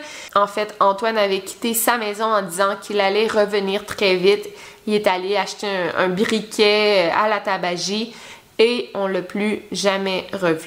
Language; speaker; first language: French; native; French